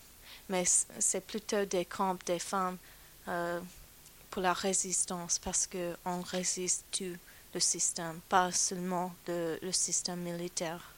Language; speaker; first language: French; non-native, fluent; English